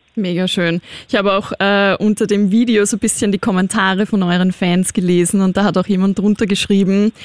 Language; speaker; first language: German; native; German